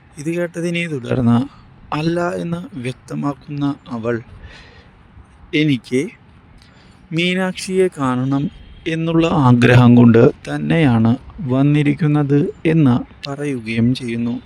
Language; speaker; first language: Malayalam; native; Malayalam